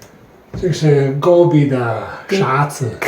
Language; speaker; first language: Chinese; non-native, fluent; Italian